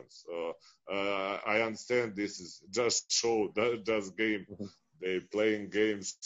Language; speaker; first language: English; non-native, fluent; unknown